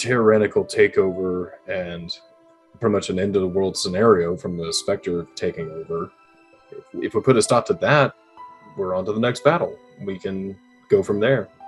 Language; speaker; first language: English; native; English